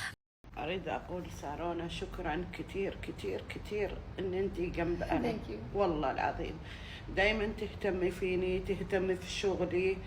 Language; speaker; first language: Arabic; non-native, learner; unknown